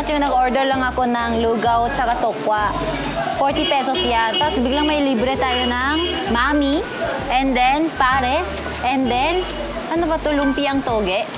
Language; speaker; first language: Filipino; non-native, fluent; Korean